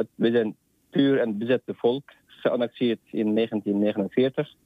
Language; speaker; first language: Dutch; non-native, fluent; Uyghur